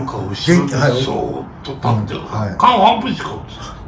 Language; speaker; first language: Japanese; native; Japanese